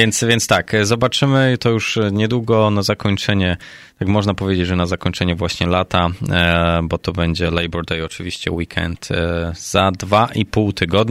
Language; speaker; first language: Polish; native; Polish